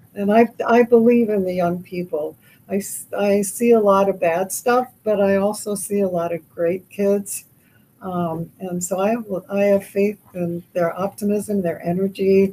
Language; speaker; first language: English; native; English